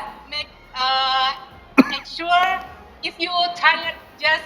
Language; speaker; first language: English; non-native, learner; Indonesian